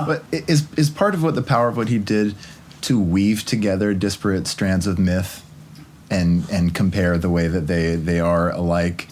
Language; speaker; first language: English; native; English